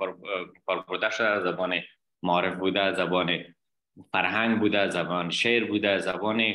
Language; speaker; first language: Persian; native; Persian